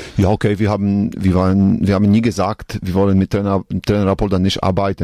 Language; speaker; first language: German; non-native, learner; Polish